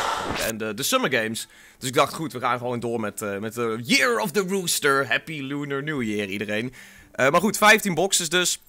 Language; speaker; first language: Dutch; native; Dutch